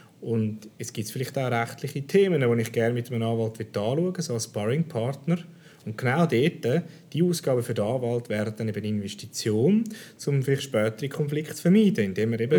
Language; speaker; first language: German; native; German